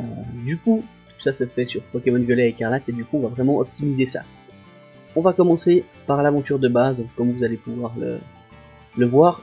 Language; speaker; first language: French; native; French